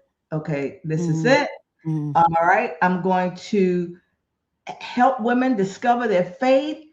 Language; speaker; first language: English; native; English